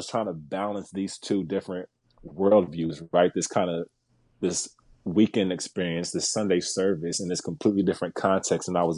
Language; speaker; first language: English; native; English